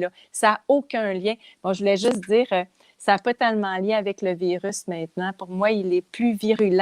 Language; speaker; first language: French; native; French